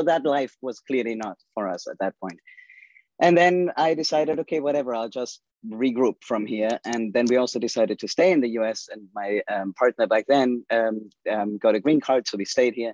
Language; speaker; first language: English; non-native, fluent; German